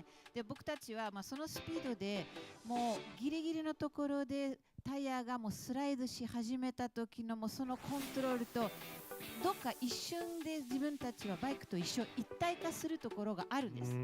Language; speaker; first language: Japanese; native; Japanese